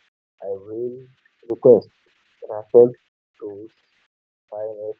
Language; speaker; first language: English; non-native, learner; Bangla